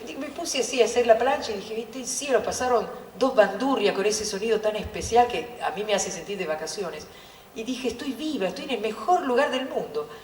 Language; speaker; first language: Spanish; non-native, fluent; Italian